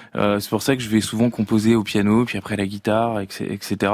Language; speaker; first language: French; native; French